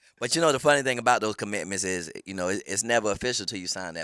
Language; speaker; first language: English; native; English